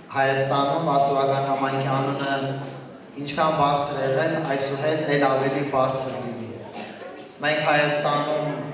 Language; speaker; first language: Armenian; non-native, local second language; Assyrian Neo-Aramaic